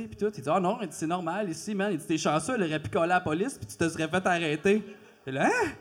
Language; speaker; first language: French; native; French